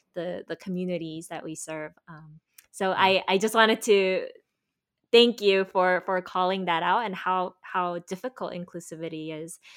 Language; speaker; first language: English; native; English